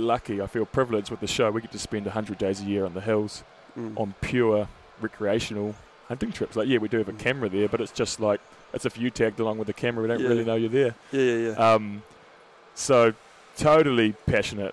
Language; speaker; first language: English; native; English